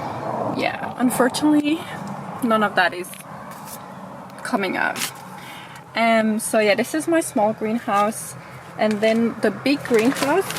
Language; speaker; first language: English; non-native, fluent; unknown